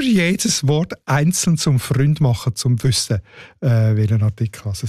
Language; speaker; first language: German; native; German